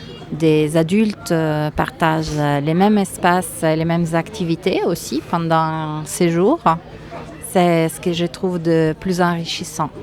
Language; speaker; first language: French; non-native, fluent; Italian